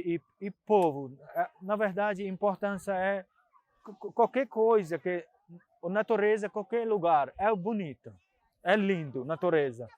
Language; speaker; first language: Portuguese; non-native, fluent; Punjabi